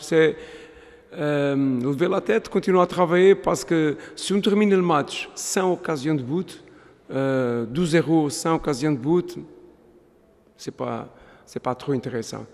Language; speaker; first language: French; non-native, fluent; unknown